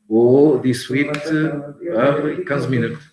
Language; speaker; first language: French; non-native, learner; Portuguese